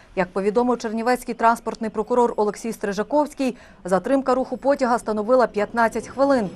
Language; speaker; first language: Ukrainian; native; Ukrainian